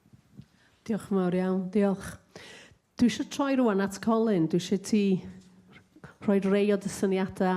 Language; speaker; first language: Welsh; native; Welsh